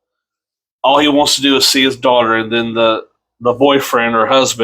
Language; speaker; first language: English; native; English